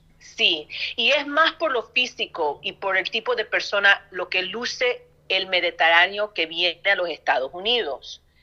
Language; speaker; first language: Spanish; early bilingual, heritage; Spanish